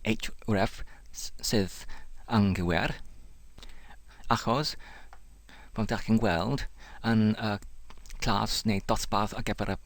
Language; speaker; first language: Welsh; non-native, learner; English